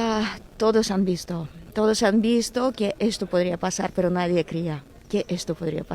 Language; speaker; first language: Spanish; non-native, fluent; Ukrainian